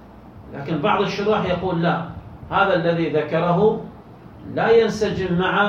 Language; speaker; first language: Arabic; native; Arabic